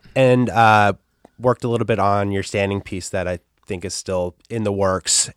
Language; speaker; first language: English; native; English